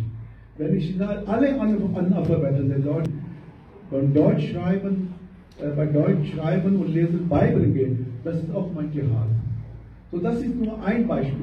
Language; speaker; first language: German; non-native, fluent; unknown